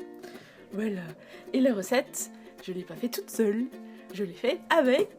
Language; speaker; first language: French; native; French